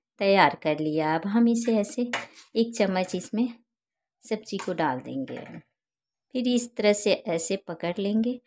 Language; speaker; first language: Hindi; native; Hindi